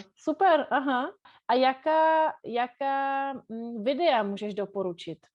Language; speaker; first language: Czech; native; Czech